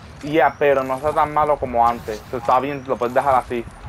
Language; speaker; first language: Spanish; early bilingual, other home language; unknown